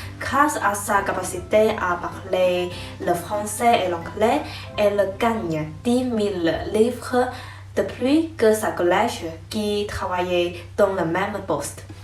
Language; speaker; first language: French; non-native, fluent; Chinese